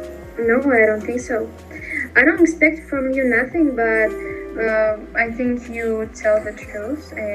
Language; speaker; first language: English; non-native, learner; Russian